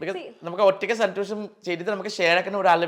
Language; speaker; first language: Malayalam; non-native, fluent; Assamese